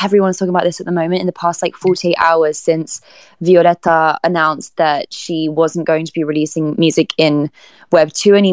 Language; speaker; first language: English; native; English